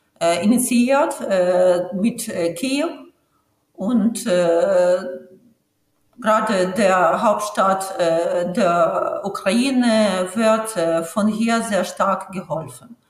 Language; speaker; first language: German; non-native, fluent; Ukrainian